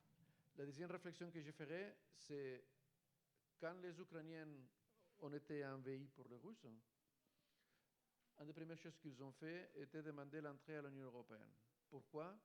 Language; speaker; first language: French; non-native, fluent; Spanish